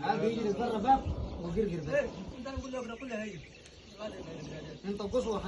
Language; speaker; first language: Arabic; non-native, learner; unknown